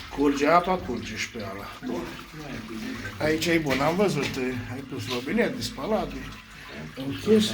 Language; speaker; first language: Romanian; native; Romanian